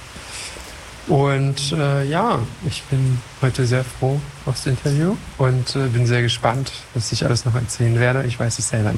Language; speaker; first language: German; non-native, fluent; French